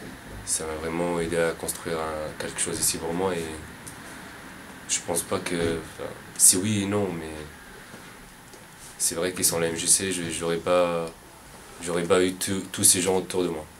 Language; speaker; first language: French; non-native, fluent; Arabic